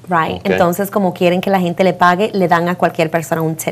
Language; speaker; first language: Spanish; native; Spanish